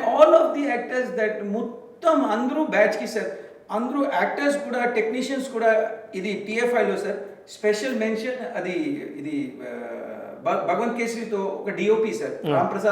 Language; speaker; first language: Telugu; non-native, local second language; Hindi